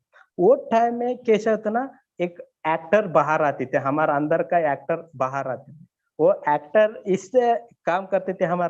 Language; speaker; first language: Hindi; non-native, learner; Kannada